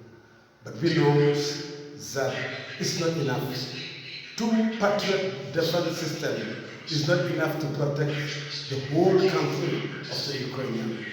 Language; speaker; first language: English; non-native, fluent; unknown